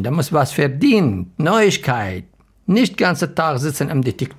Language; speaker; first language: German; non-native, learner; Arabic